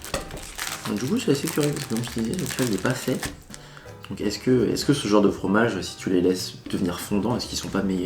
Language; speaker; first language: French; native; French